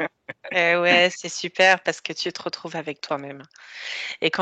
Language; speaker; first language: French; native; French